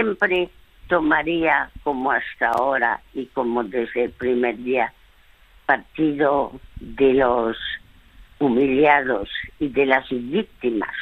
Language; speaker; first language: Spanish; early bilingual, other home language; French